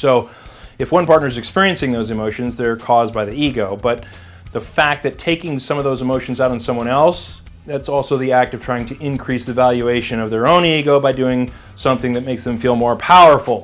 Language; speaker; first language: English; native; English